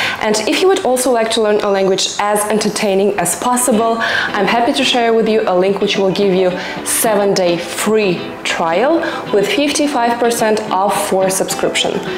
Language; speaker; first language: English; non-native, fluent; Russian